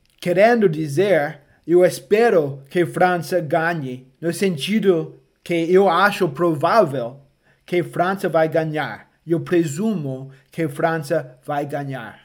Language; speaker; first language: Portuguese; non-native, fluent; English